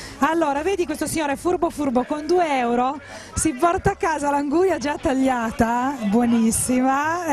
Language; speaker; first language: Italian; native; Italian